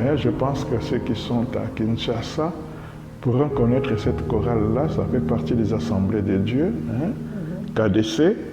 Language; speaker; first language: French; non-native, local second language; Lingala